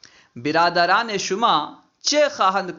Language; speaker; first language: Persian; non-native, fluent; Urdu